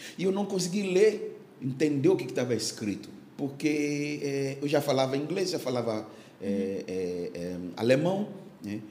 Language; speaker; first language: Portuguese; non-native, fluent; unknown